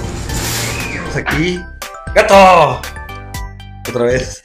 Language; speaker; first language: Spanish; native; Spanish